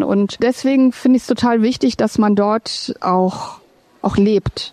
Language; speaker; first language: German; native; German